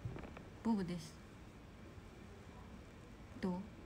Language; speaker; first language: Japanese; non-native, fluent; Korean